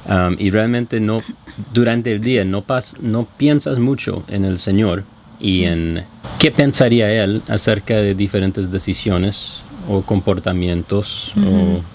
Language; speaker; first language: Spanish; non-native, fluent; English